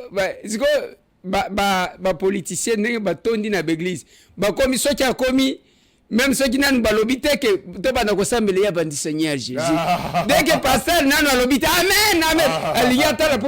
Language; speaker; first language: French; non-native, local second language; Lingala